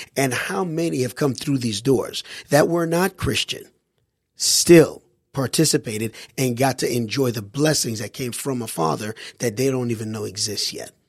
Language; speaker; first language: English; early bilingual, other home language; Haitian Creole